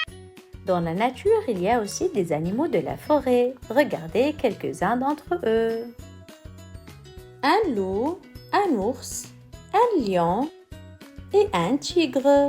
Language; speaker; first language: French; non-native, local second language; Arabic